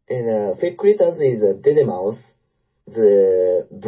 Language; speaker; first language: English; non-native, learner; Japanese